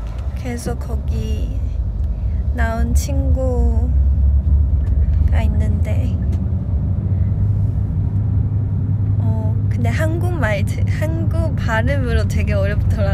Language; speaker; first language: Korean; non-native, fluent; Chinese